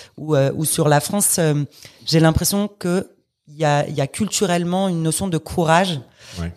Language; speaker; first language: French; native; French